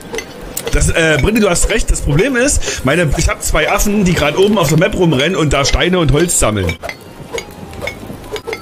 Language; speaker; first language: German; native; German